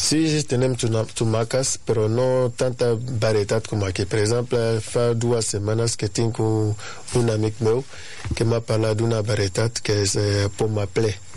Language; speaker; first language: Catalan; non-native, fluent; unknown